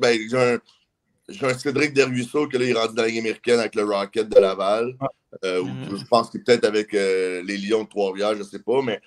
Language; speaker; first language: French; native; French